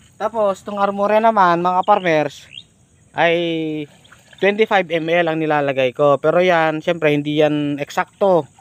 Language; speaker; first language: Filipino; non-native, local second language; Iloko